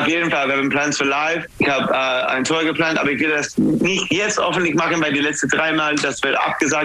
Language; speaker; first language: German; non-native, learner; English